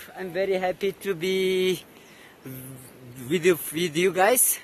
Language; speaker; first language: English; non-native, local second language; Ladakhi